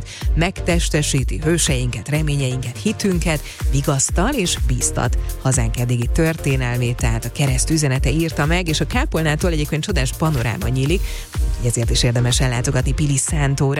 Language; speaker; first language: Hungarian; native; Hungarian